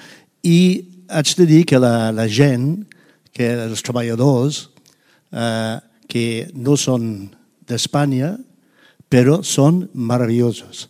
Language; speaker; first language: Catalan; non-native, fluent; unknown